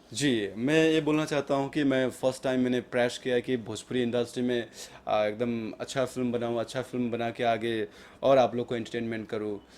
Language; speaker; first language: Hindi; non-native, fluent; Nepali